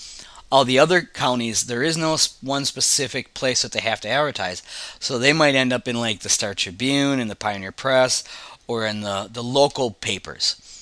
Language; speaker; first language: English; native; English